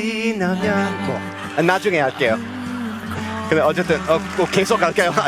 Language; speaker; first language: Korean; non-native, learner; English